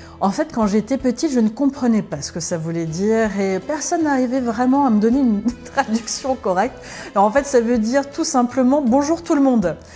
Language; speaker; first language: French; early bilingual, other home language; Spanish